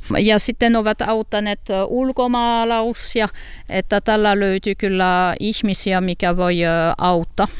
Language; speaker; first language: Finnish; non-native, learner; French